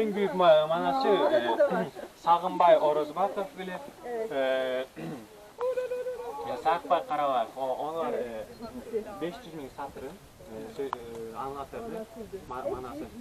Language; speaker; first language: Turkish; non-native, local second language; Kyrgyz